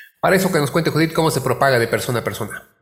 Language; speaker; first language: Spanish; native; Spanish